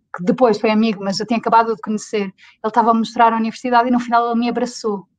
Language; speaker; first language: Portuguese; native; Portuguese